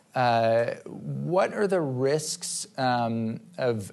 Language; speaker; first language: English; native; English